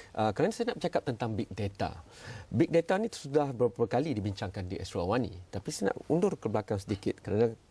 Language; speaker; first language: Malay; native; Malay